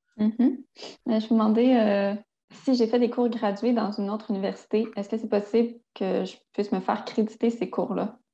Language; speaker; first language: French; native; French